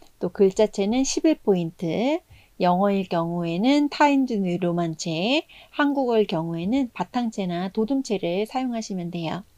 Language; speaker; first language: Korean; native; Korean